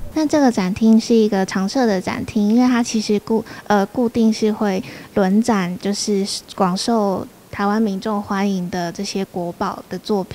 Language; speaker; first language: Chinese; native; Chinese